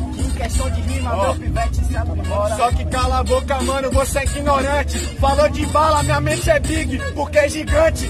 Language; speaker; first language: Portuguese; native; Portuguese